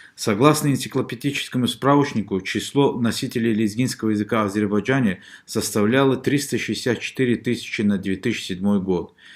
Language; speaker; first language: Russian; non-native, local second language; Lezghian